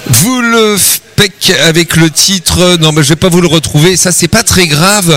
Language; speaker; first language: French; native; French